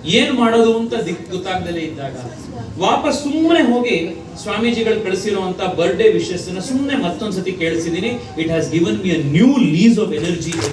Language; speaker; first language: Kannada; native; Kannada